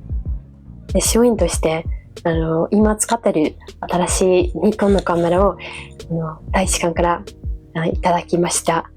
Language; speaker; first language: Japanese; non-native, fluent; Dutch